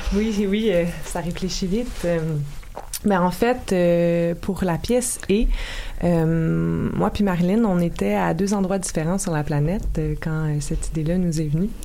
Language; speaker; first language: French; native; French